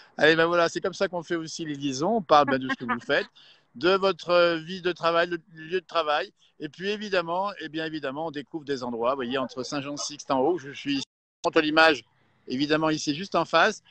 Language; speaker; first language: French; native; French